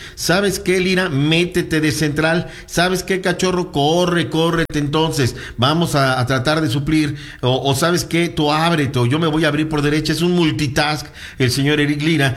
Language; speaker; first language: Spanish; native; Spanish